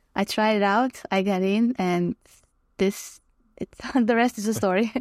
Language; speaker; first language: English; non-native, fluent; Croatian